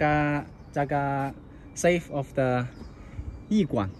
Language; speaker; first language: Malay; non-native, learner; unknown